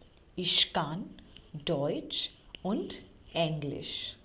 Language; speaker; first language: German; non-native, fluent; Hindi